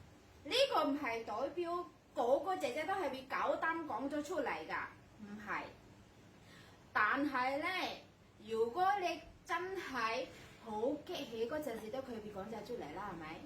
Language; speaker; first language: Cantonese; non-native, fluent; Indonesian